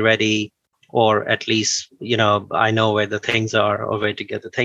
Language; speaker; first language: English; non-native, local second language; Urdu